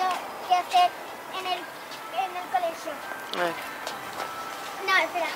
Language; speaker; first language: Spanish; early bilingual, other home language; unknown